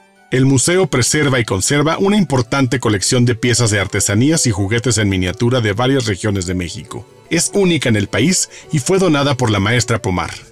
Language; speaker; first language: Spanish; native; Spanish